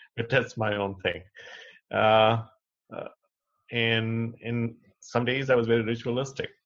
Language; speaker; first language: English; non-native, local second language; Hindi